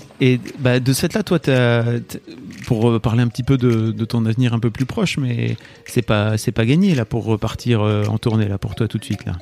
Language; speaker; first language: French; native; French